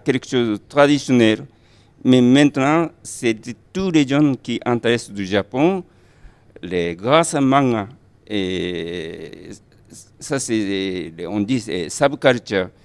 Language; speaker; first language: French; non-native, fluent; Japanese